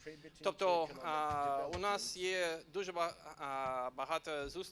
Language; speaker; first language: Ukrainian; non-native, fluent; English